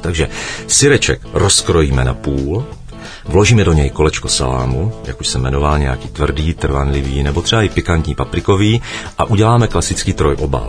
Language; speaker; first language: Czech; native; Czech